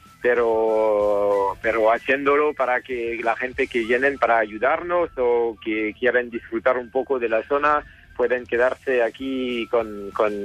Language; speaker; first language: Spanish; non-native, learner; French